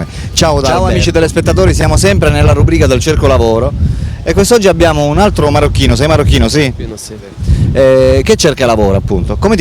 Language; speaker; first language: Italian; native; Italian